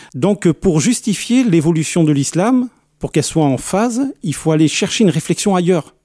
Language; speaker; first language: French; native; French